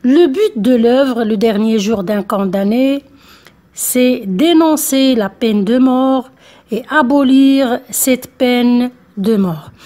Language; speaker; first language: French; non-native, local second language; Arabic